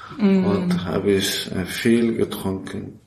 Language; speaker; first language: German; non-native, learner; Persian